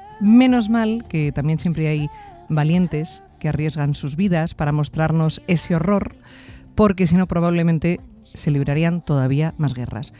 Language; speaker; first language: Spanish; native; Spanish